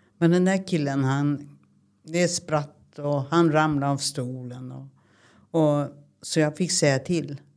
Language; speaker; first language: Swedish; native; Swedish